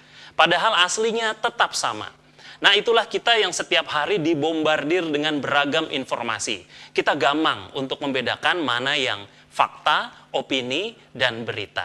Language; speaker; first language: Indonesian; native; Indonesian